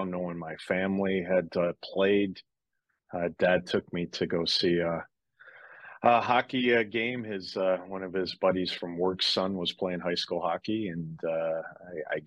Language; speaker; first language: English; native; English